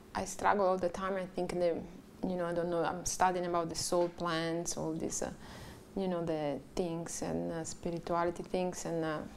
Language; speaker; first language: English; non-native, learner; Italian